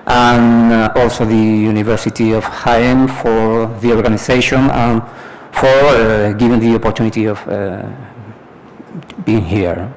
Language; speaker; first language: English; non-native, fluent; Spanish